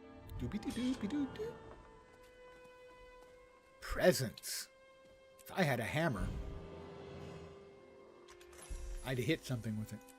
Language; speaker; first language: English; native; English